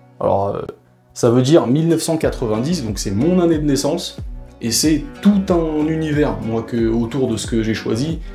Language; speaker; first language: French; early bilingual, other home language; Portuguese